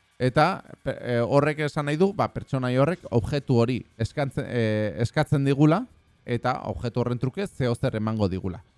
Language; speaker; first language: Basque; non-native, fluent; Spanish